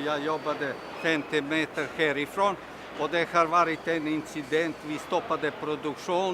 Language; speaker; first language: Swedish; non-native, fluent; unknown